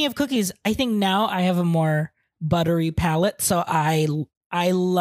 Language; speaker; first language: English; non-native, local second language; Hiligaynon